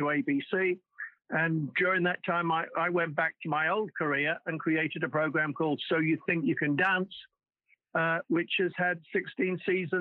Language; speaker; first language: English; native; English